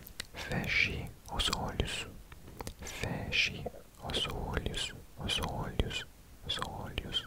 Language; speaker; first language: Portuguese; non-native, learner; English